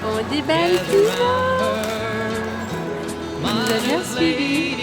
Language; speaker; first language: French; native; French